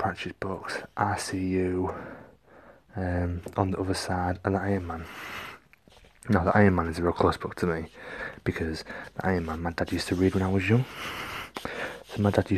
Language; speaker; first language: English; native; English